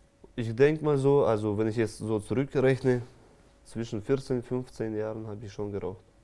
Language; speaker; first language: German; non-native, fluent; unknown